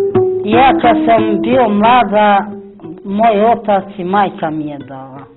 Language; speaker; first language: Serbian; non-native, local second language; Romany